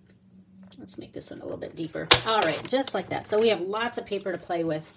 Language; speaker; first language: English; native; English